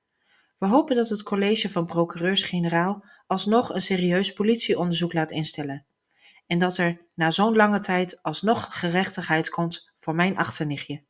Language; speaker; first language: Dutch; native; Dutch